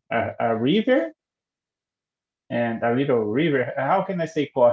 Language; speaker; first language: English; non-native, learner; Portuguese